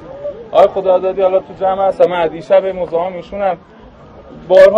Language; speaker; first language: Persian; native; Persian